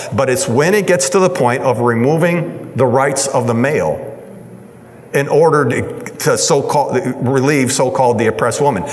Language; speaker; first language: English; native; English